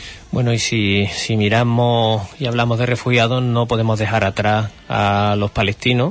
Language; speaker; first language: Spanish; native; Spanish